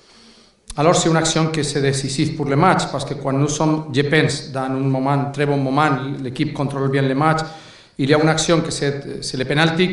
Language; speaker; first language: French; non-native, learner; Spanish